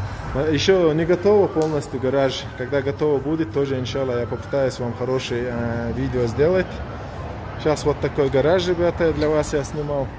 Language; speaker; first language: Russian; non-native, local second language; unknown